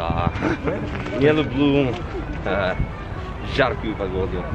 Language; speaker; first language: Russian; non-native, learner; English